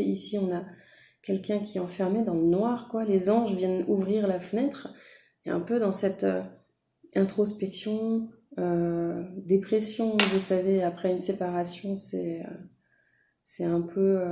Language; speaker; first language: French; native; French